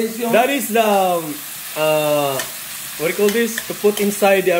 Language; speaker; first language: English; non-native, learner; Filipino